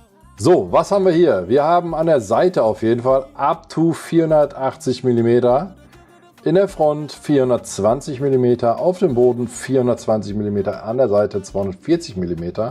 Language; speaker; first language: German; native; German